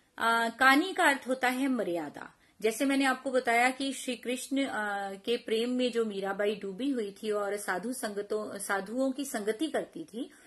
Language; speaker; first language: Hindi; non-native, local second language; Punjabi